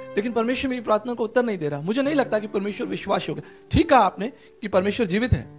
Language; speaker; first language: Hindi; native; Hindi